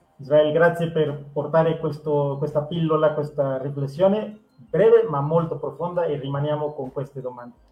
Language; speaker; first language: Italian; non-native, fluent; Spanish